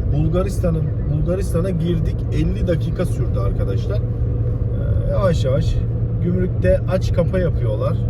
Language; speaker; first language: Turkish; early bilingual, heritage; Turkish